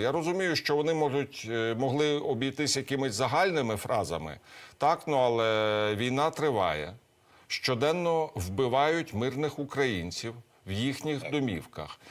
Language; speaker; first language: Ukrainian; native; Ukrainian